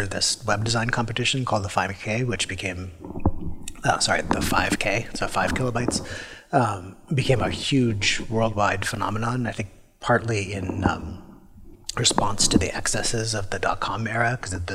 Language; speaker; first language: English; native; English